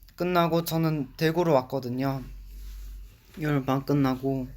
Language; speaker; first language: Korean; early bilingual, other home language; English